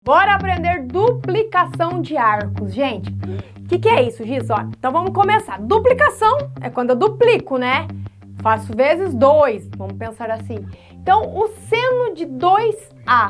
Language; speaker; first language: Portuguese; native; Portuguese